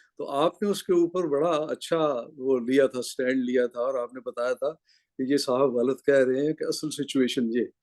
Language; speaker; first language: Urdu; non-native, local second language; Punjabi